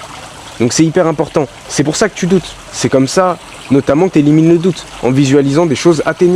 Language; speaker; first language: French; native; French